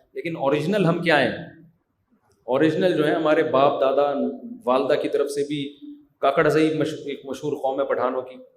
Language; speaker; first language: Urdu; native; Urdu